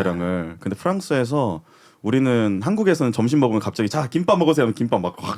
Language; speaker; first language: Korean; native; Korean